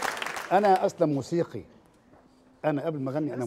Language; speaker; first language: Arabic; native; Arabic